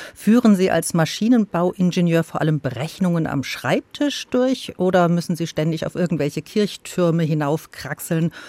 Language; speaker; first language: German; native; German